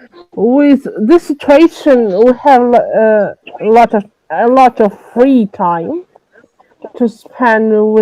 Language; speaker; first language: English; non-native, learner; French